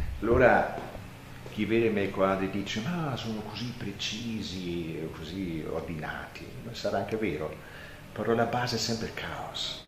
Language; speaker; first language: Italian; non-native, fluent; German